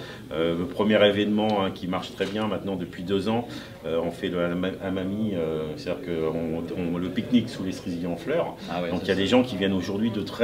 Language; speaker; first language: French; native; French